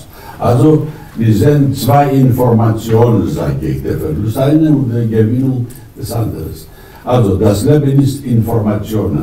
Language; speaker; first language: German; non-native, fluent; Greek